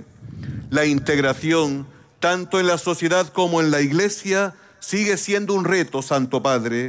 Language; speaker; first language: Spanish; native; Spanish